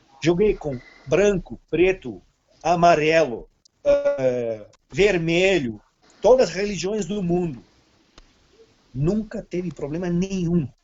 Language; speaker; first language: Portuguese; non-native, fluent; Serbian